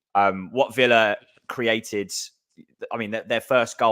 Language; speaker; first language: English; native; English